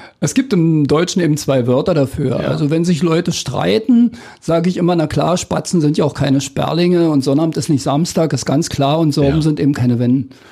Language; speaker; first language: German; native; German